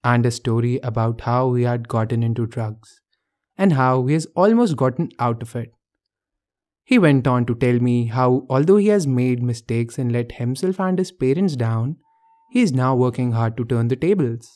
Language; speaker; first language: English; non-native, local second language; Hindi